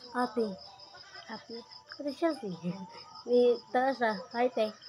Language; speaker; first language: Filipino; non-native, local second language; Cebuano